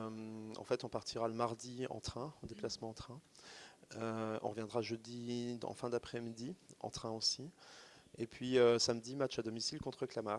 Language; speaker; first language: French; native; French